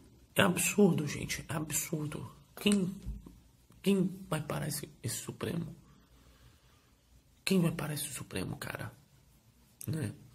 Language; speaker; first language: Portuguese; native; Portuguese